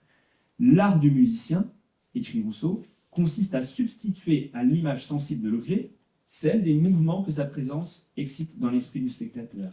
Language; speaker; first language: French; native; French